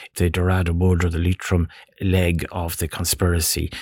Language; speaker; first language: English; native; English